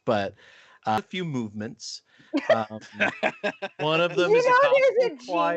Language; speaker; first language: English; native; English